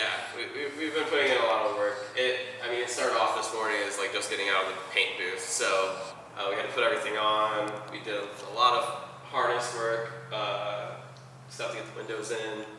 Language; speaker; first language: English; native; English